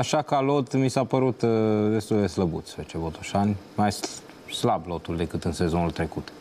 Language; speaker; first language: Romanian; native; Romanian